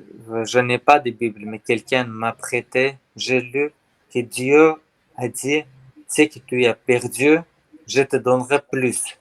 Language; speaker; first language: French; non-native, learner; Armenian